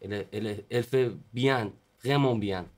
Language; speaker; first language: French; non-native, learner; Persian